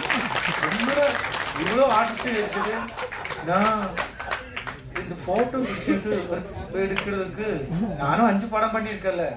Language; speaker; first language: Tamil; non-native, learner; Malayalam